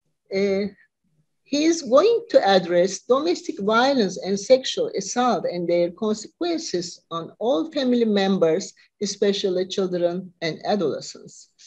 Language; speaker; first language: English; non-native, fluent; Turkish